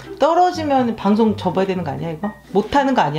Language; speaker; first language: Korean; native; Korean